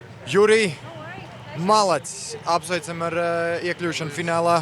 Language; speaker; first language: Latvian; native; Latvian